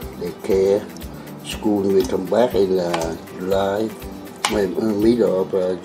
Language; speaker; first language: English; non-native, learner; Vietnamese